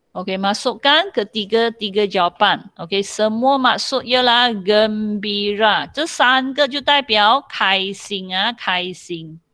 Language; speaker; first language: Malay; non-native, local second language; Chinese